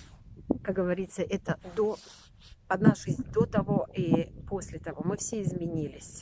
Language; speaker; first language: Russian; native; Russian